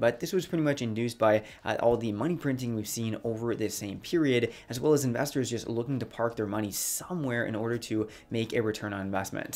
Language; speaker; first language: English; native; English